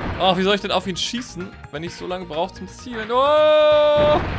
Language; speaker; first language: German; native; German